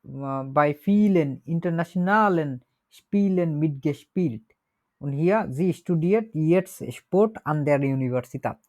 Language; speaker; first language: German; non-native, learner; Bangla